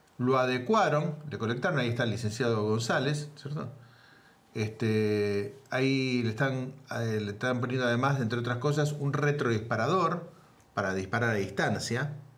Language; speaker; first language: Spanish; native; Spanish